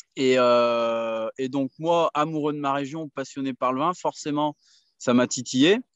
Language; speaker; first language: French; native; French